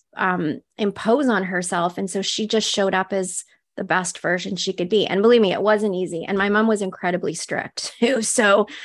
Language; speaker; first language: English; native; English